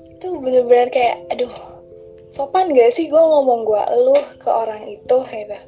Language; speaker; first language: Indonesian; non-native, local second language; Sundanese